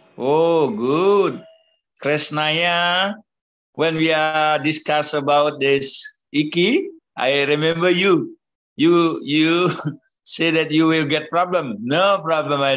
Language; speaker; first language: English; non-native, learner; Indonesian